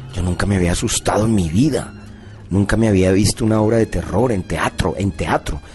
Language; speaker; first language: Spanish; native; Spanish